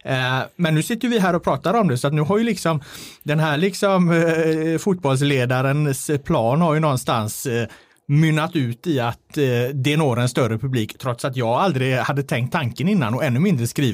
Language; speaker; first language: Swedish; native; Swedish